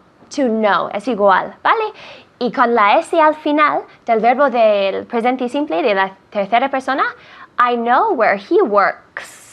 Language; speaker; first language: Spanish; non-native, fluent; English